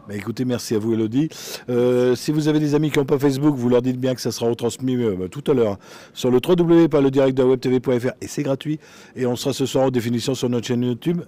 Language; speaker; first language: French; native; French